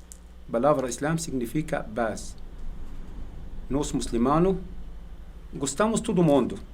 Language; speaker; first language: Portuguese; non-native, learner; Arabic